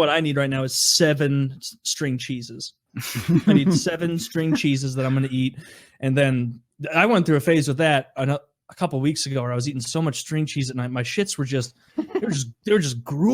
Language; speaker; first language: English; native; English